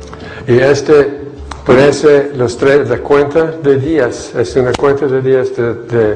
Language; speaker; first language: Spanish; non-native, fluent; English